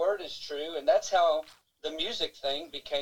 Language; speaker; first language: English; native; English